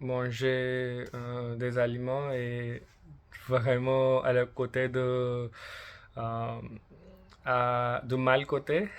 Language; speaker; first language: French; non-native, learner; English